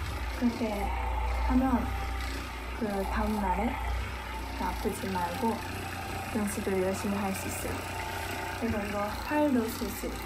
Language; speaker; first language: Korean; non-native, fluent; Japanese